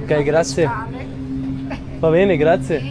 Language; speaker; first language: Italian; non-native, learner; Arabic